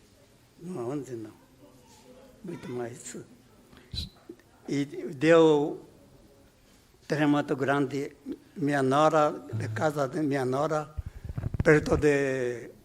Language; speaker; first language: Portuguese; non-native, learner; Japanese